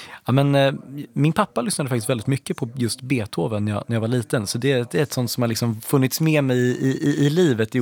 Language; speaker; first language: Swedish; native; Swedish